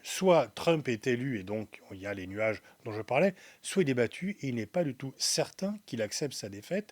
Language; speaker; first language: French; native; French